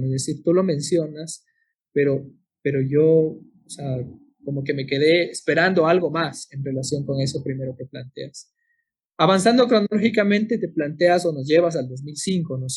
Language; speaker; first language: Spanish; native; Spanish